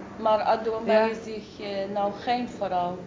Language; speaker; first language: Dutch; non-native, learner; Arabic